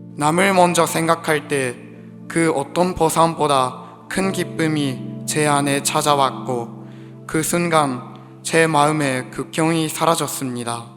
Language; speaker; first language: Korean; non-native, fluent; Japanese